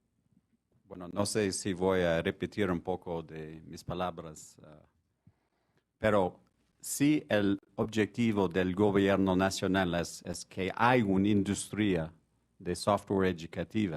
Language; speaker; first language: Spanish; non-native, fluent; French